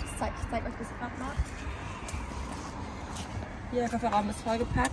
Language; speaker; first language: German; native; German